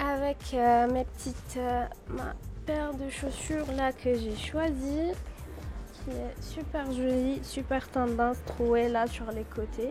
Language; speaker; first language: French; non-native, local second language; Arabic